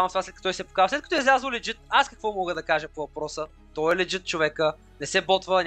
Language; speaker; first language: Bulgarian; native; Bulgarian